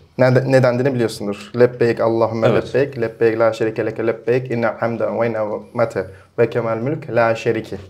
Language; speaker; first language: Turkish; early bilingual, heritage; Turkish